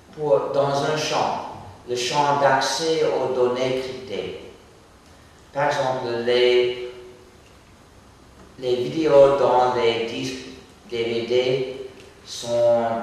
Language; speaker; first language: French; non-native, fluent; English